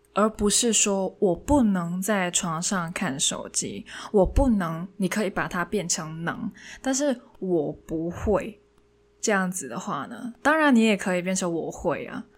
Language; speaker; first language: Chinese; non-native, local second language; Cantonese